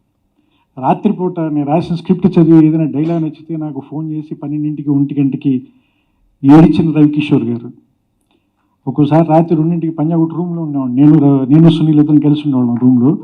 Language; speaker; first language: Telugu; native; Telugu